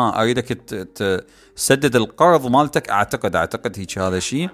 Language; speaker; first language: Arabic; native; Arabic